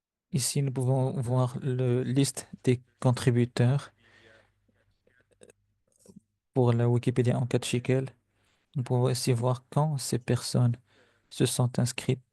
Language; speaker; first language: French; non-native, fluent; Spanish